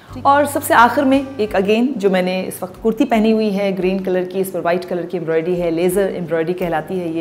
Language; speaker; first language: Urdu; native; Urdu